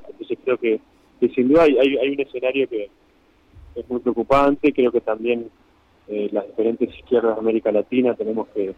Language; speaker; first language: Spanish; native; Spanish